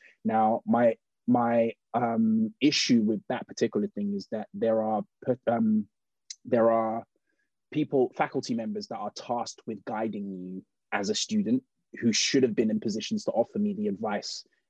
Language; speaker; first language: English; native; English